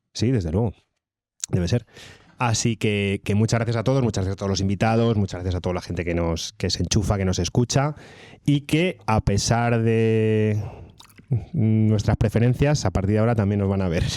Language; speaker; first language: Spanish; native; Spanish